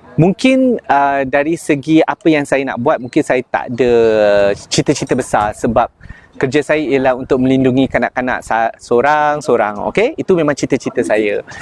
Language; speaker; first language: Malay; native; Malay